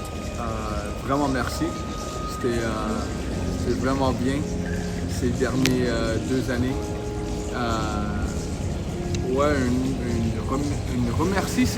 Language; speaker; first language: French; non-native, fluent; English